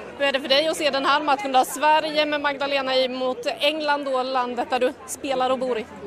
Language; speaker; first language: Swedish; native; Swedish